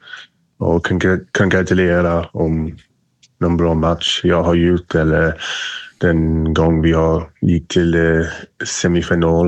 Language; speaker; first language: Swedish; non-native, learner; English